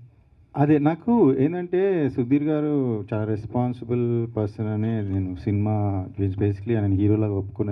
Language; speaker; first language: Telugu; native; Telugu